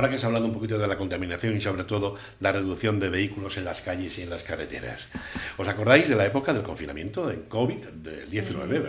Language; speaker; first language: Spanish; native; Spanish